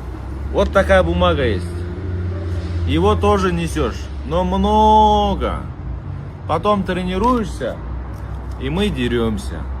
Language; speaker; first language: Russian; non-native, local second language; Kazakh